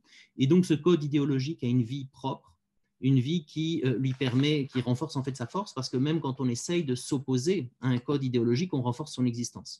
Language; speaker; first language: French; native; French